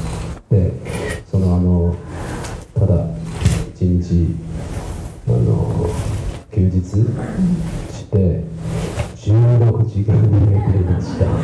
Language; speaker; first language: Japanese; non-native, learner; Chinese